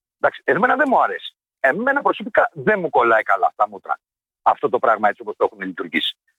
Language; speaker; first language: Greek; native; Greek